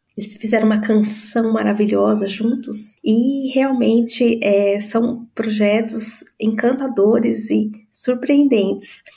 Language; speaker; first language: Portuguese; native; Portuguese